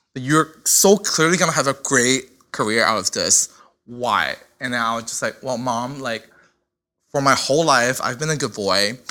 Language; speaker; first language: English; non-native, fluent; Chinese